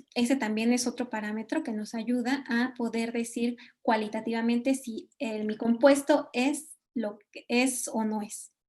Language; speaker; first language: Spanish; native; Spanish